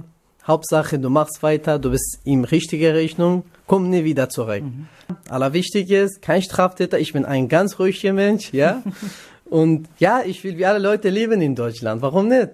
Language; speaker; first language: German; non-native, learner; Kurdish